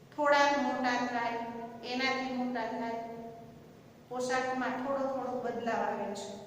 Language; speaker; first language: Gujarati; native; Gujarati